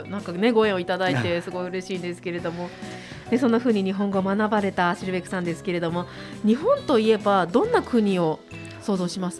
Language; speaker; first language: Japanese; native; Japanese